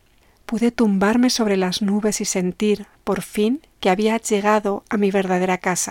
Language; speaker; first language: Spanish; native; Spanish